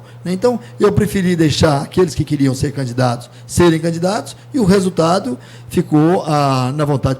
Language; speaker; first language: Portuguese; native; Portuguese